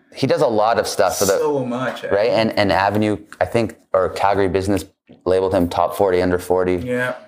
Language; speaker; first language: English; native; English